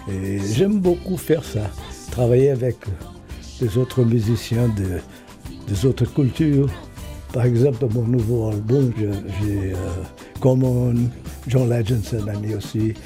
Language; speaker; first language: French; non-native, fluent; Portuguese